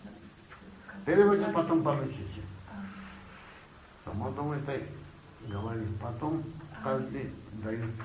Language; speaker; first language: Russian; non-native, learner; Bangla